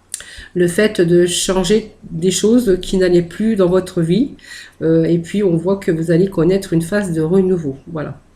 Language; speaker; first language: French; native; French